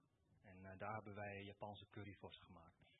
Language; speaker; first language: Dutch; early bilingual, other home language; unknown